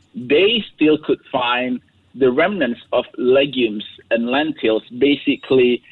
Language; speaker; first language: English; non-native, fluent; Indonesian